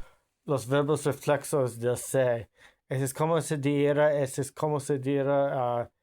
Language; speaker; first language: Spanish; non-native, learner; English